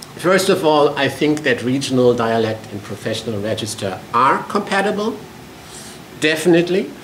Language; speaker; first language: English; non-native, fluent; German